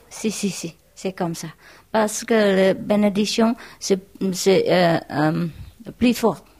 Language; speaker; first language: French; non-native, learner; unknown